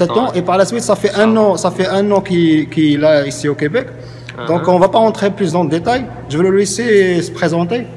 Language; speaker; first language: French; non-native, local second language; Arabic